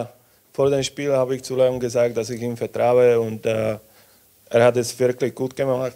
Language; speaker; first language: German; non-native, fluent; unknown